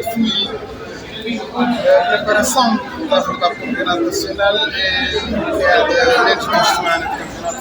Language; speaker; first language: Portuguese; non-native, local second language; Kabuverdianu